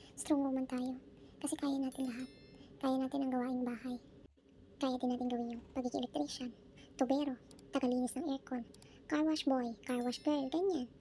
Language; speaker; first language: Filipino; native; Filipino